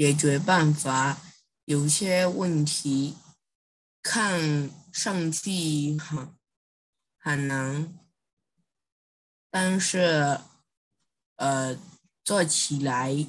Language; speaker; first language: Chinese; non-native, learner; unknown